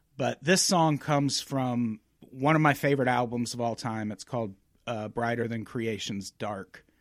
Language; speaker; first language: English; native; English